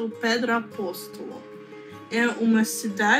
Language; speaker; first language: Portuguese; non-native, learner; Russian